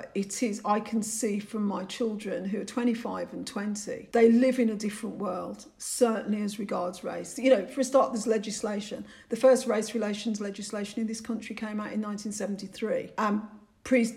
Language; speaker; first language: English; native; English